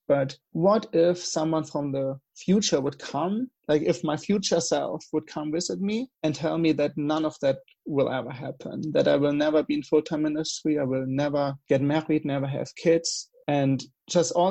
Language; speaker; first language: English; non-native, fluent; German